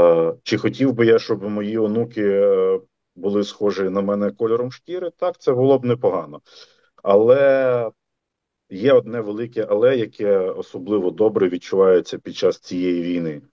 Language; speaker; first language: Ukrainian; native; Ukrainian